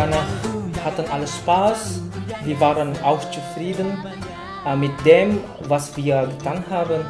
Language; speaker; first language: German; non-native, fluent; Indonesian